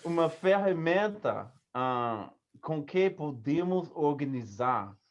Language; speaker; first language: Portuguese; non-native, learner; English